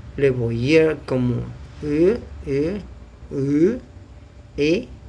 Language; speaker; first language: French; non-native, learner; Spanish